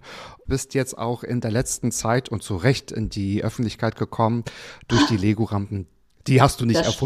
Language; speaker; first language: German; native; German